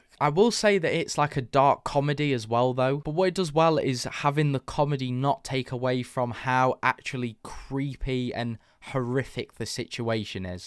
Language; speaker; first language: English; native; English